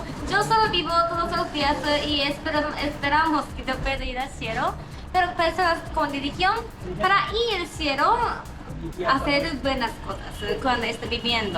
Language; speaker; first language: Spanish; non-native, learner; Japanese